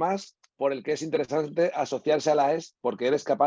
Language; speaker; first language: Spanish; native; Spanish